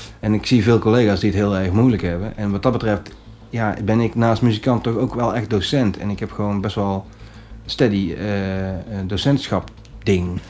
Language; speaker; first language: Dutch; native; Dutch